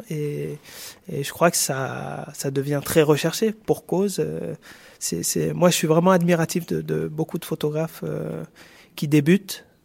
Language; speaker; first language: French; non-native, local second language; Wolof